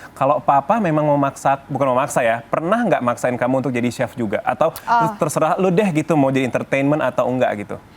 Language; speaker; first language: Indonesian; native; Indonesian